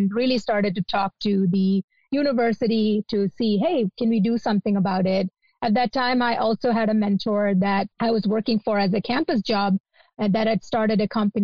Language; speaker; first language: English; non-native, local second language; Malayalam